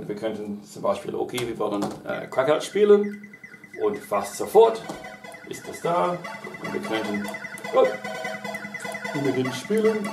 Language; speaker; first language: German; non-native, learner; English